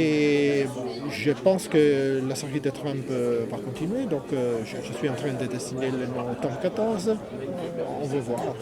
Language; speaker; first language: French; non-native, fluent; Italian